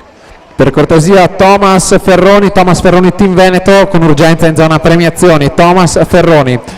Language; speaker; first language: Italian; native; Italian